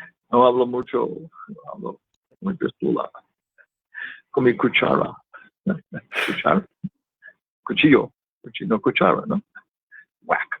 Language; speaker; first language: Spanish; non-native, learner; English